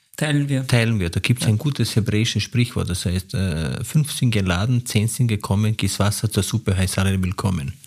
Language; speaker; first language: German; non-native, fluent; Slovenian